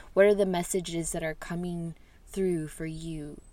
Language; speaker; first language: English; early bilingual, other home language; Spanish